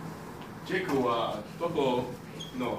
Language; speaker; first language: Japanese; non-native, learner; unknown